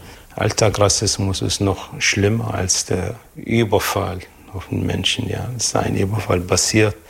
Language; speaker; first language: German; non-native, fluent; Arabic